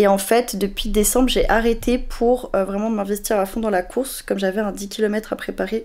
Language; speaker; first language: French; native; French